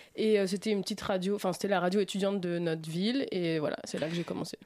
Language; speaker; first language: French; native; French